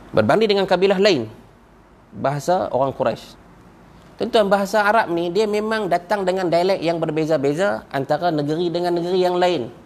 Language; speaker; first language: Malay; native; Malay